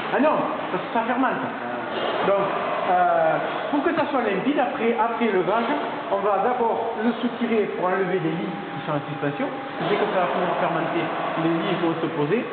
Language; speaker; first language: French; native; French